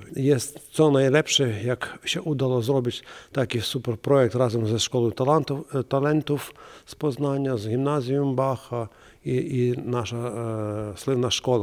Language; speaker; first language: Polish; non-native, learner; Ukrainian